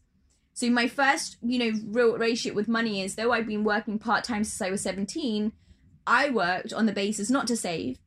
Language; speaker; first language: English; native; English